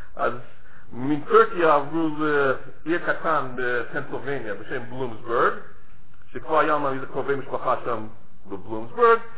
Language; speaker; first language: Hebrew; non-native, fluent; English